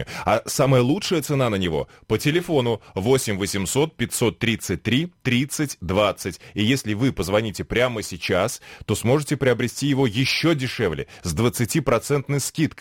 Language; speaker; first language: Russian; native; Russian